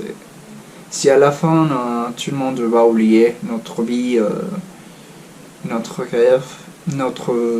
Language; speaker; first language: French; non-native, fluent; Spanish